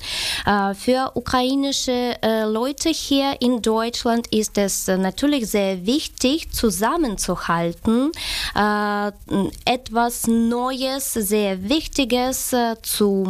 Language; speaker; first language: German; non-native, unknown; Ukrainian